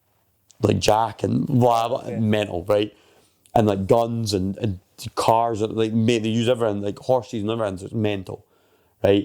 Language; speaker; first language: English; native; English